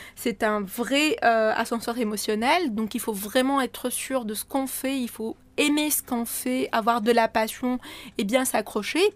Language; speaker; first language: French; non-native, local second language; Arabic